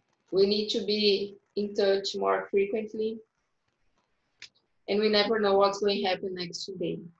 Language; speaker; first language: English; non-native, fluent; Portuguese